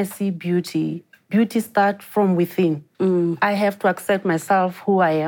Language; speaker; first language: English; non-native, local second language; Venda